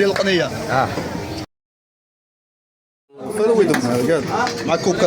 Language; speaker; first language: Arabic; native; Arabic